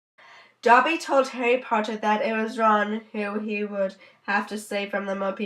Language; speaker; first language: English; native; English